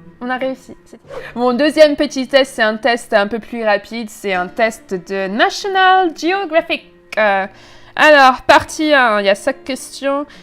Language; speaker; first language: French; native; French